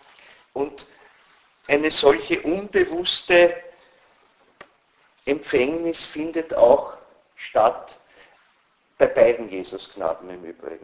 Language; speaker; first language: German; native; German